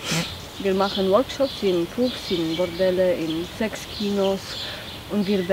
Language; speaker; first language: German; non-native, fluent; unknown